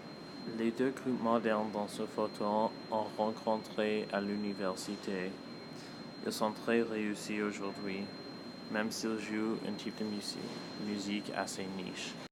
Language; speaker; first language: French; non-native, local second language; English